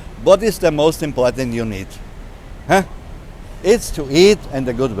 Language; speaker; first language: English; non-native, learner; German